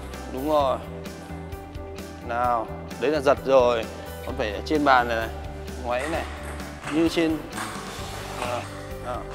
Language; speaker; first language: Vietnamese; native; Vietnamese